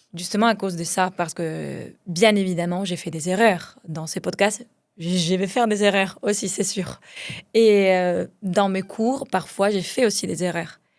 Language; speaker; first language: French; non-native, fluent; Spanish